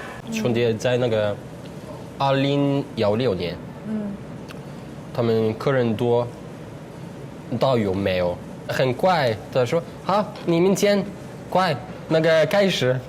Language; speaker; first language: Chinese; non-native, learner; Arabic